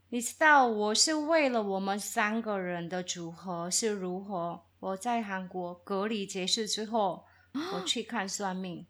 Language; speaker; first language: Chinese; non-native, fluent; Korean